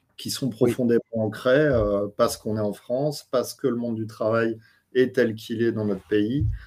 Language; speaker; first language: French; native; French